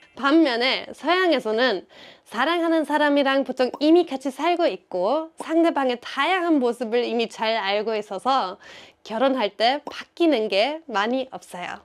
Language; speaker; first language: Korean; non-native, fluent; German